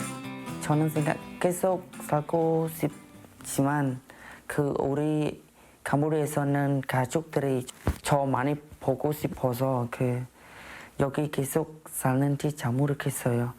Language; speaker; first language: Korean; non-native, learner; Khmer